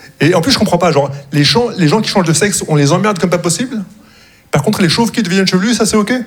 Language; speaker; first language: French; early bilingual, other home language; Arabic